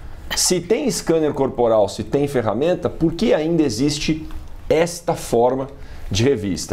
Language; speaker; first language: Portuguese; native; Portuguese